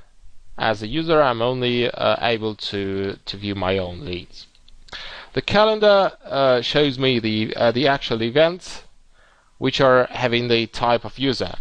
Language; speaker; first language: English; non-native, fluent; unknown